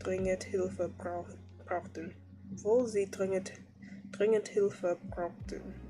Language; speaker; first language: German; non-native, learner; English